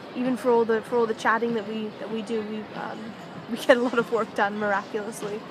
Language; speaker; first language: English; native; English